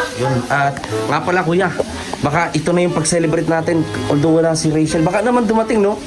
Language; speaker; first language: Filipino; non-native, local second language; Cebuano